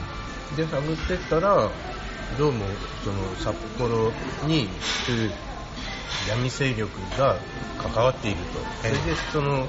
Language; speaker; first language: Japanese; native; Japanese